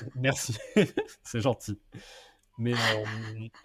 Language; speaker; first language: French; native; French